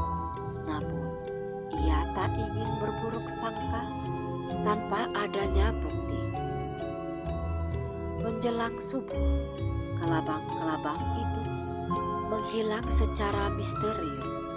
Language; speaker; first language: Indonesian; native; Indonesian